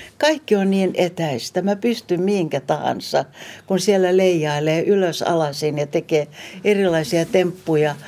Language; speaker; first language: Finnish; non-native, local second language; Swedish